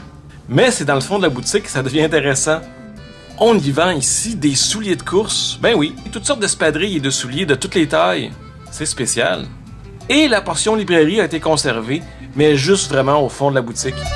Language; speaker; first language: French; native; French